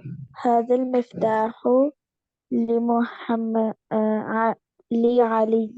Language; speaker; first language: Arabic; non-native, learner; Urdu